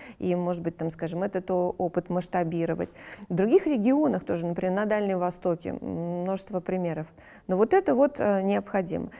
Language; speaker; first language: Russian; native; Russian